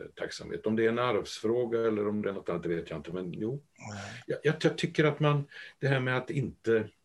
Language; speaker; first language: Swedish; native; Swedish